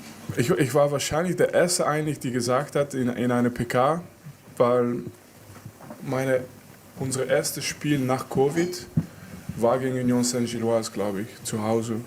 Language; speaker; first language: German; non-native, fluent; French